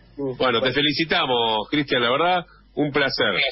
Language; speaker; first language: Spanish; native; Spanish